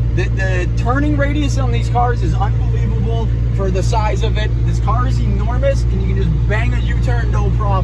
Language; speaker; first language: English; native; English